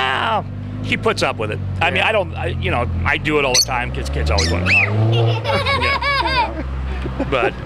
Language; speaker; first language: English; native; English